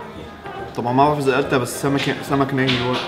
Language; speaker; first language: Arabic; native; Arabic